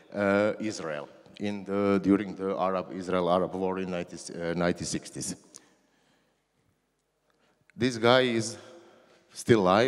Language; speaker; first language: English; non-native, learner; Croatian